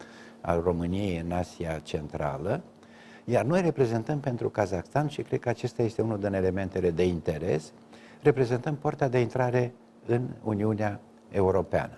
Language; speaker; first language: Romanian; native; Romanian